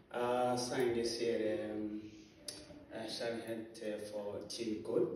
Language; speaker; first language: Swedish; non-native, learner; Kinyarwanda